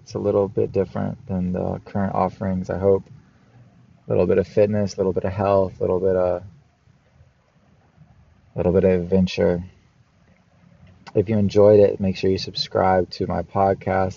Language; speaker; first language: English; native; English